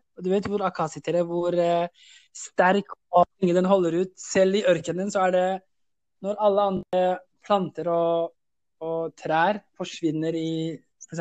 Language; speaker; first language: Norwegian; early bilingual, other home language; Somali